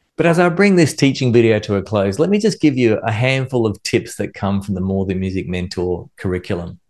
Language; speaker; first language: English; native; English